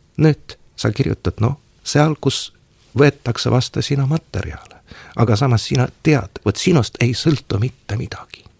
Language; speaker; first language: Estonian; non-native, local second language; Russian